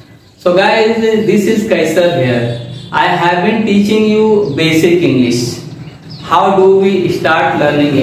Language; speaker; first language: English; non-native, local second language; Hindi